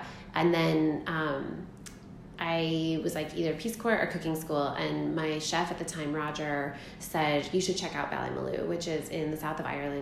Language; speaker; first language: English; native; English